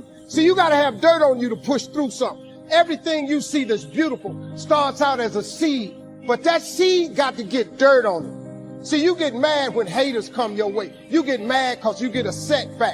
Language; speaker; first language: English; native; English